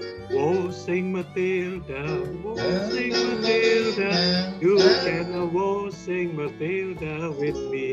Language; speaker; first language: English; non-native, learner; Indonesian